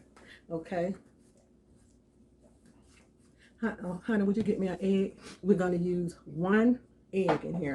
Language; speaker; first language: English; native; English